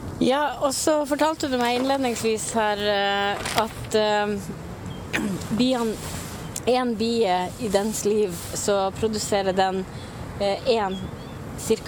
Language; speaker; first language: Norwegian; native; Norwegian